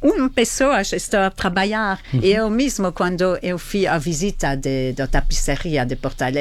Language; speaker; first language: Portuguese; non-native, fluent; French